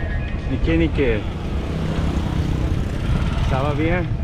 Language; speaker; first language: French; non-native, learner; Persian